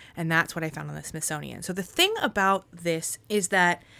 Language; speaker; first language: English; native; English